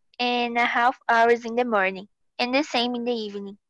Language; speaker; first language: English; non-native, learner; Portuguese